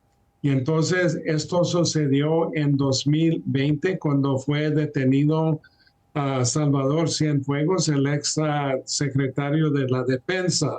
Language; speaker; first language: Spanish; early bilingual, heritage; Spanish